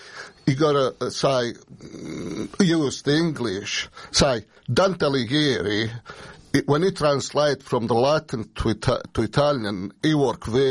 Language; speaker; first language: Italian; native; Italian